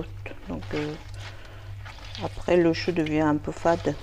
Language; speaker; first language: French; non-native, fluent; Korean